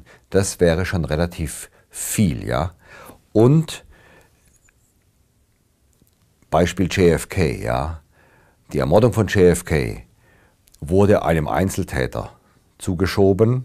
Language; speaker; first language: German; native; German